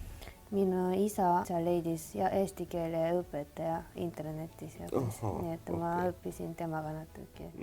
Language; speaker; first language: Estonian; non-native, learner; Japanese